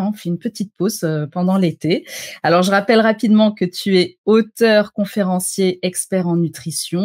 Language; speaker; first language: French; native; French